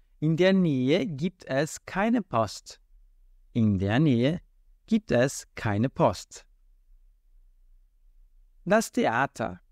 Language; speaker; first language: German; non-native, fluent; Portuguese